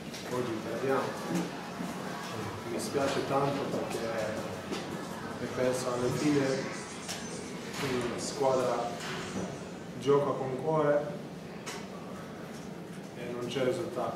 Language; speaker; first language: Italian; non-native, learner; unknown